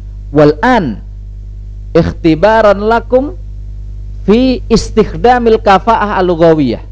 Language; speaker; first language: Arabic; non-native, fluent; Indonesian